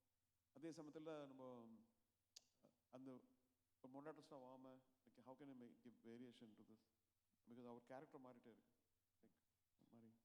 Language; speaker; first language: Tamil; native; Tamil